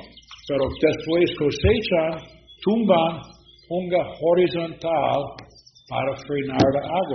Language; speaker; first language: Spanish; non-native, learner; English